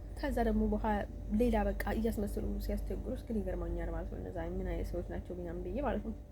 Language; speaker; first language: Amharic; native; Amharic